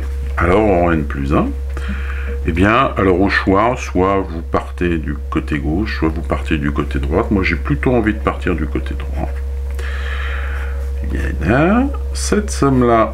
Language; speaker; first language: French; native; French